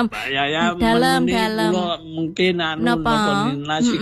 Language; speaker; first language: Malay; non-native, local second language; Javanese